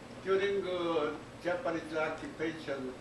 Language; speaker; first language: English; non-native, learner; Korean